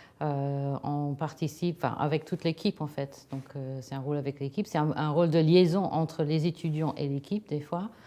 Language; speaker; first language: French; non-native, fluent; English